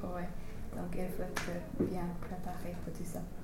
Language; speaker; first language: French; non-native, learner; English